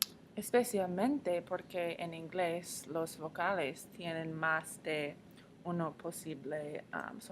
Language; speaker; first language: Spanish; non-native, learner; English